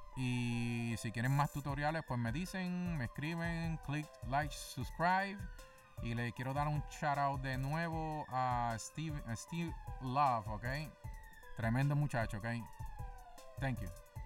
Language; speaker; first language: Spanish; native; Spanish